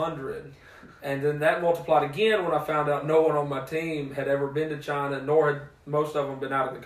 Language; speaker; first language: English; native; English